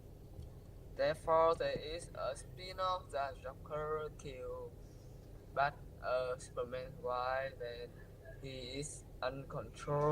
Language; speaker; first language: English; non-native, learner; Vietnamese